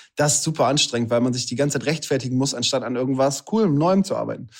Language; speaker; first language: German; native; German